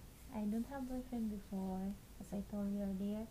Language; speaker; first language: English; non-native, local second language; Cebuano